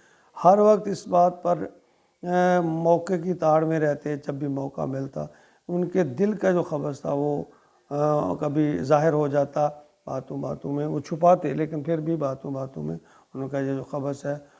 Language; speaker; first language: Urdu; native; Urdu